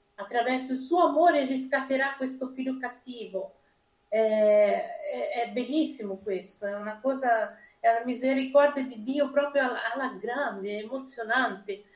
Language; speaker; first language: Italian; non-native, fluent; Portuguese